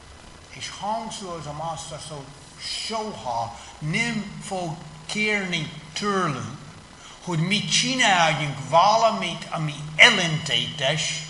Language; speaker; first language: Hungarian; non-native, fluent; English